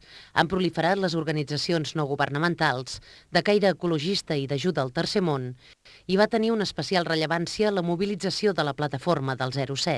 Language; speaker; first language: Catalan; native; Catalan